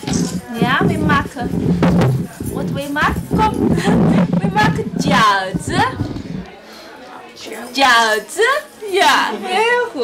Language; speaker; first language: Dutch; non-native, learner; Chinese